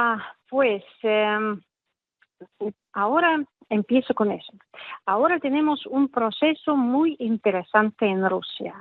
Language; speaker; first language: Spanish; non-native, fluent; Russian